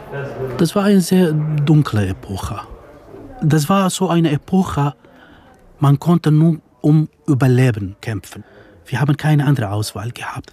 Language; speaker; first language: German; non-native, fluent; Kurdish